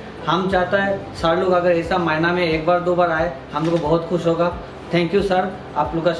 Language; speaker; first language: Hindi; non-native, learner; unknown